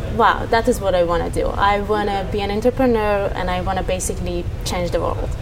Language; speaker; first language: English; non-native, fluent; Persian